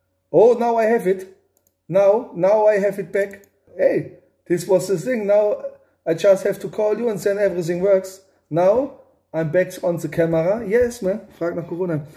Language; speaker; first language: English; non-native, learner; German